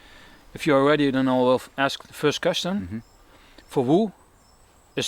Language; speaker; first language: English; non-native, fluent; Dutch